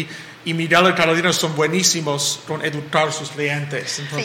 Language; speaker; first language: Spanish; non-native, fluent; English